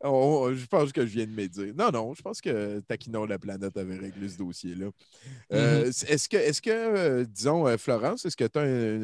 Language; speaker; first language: French; native; French